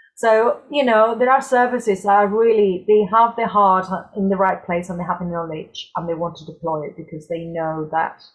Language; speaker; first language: English; non-native, fluent; Spanish